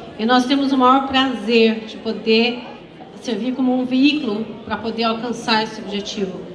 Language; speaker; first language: Portuguese; native; Portuguese